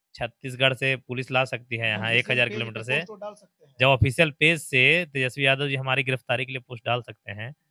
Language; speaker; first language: Hindi; native; Hindi